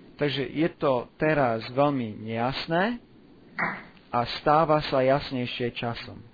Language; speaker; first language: Slovak; non-native, fluent; English